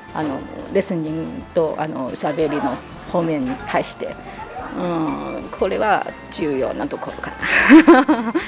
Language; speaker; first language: Japanese; non-native, learner; Chinese